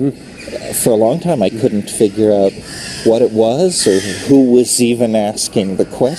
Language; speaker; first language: English; native; English